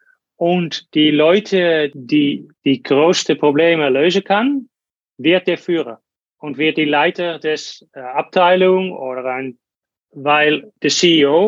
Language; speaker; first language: German; non-native, learner; Dutch